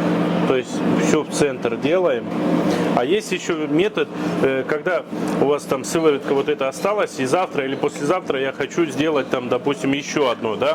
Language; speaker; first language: Russian; native; Russian